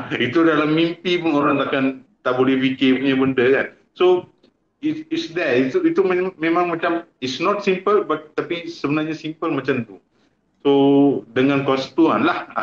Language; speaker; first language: Malay; non-native, local second language; Tamil